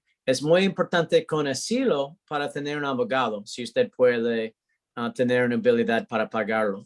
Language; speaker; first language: Spanish; non-native, learner; English